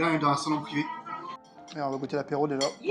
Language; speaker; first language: French; native; French